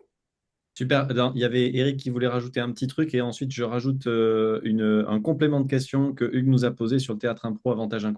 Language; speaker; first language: French; native; French